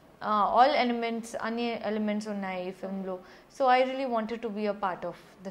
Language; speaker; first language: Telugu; non-native, learner; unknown